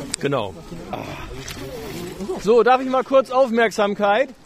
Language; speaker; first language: German; native; German